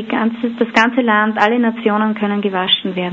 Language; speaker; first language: German; native; German